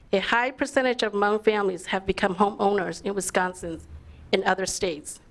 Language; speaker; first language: English; early bilingual, other home language; Lao